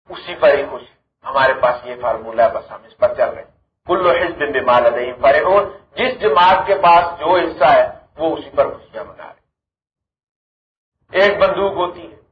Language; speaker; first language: Urdu; non-native, local second language; Punjabi